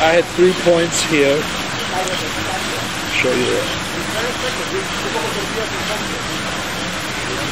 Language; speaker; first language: English; non-native, fluent; German